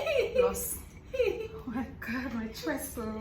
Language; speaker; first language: English; non-native, learner; Haitian Creole